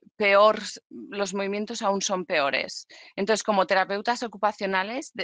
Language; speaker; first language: Spanish; native; Spanish